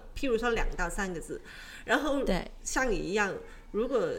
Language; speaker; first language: Chinese; non-native, local second language; Cantonese